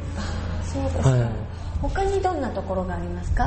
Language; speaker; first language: Japanese; native; Japanese